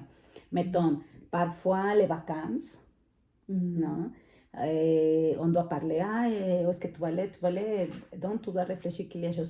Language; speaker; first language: French; non-native, fluent; Spanish